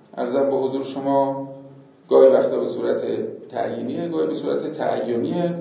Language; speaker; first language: Persian; native; Persian